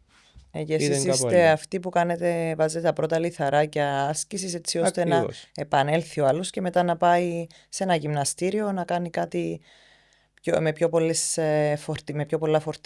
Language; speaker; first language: Greek; native; Greek